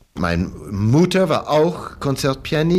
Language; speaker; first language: German; non-native, learner; English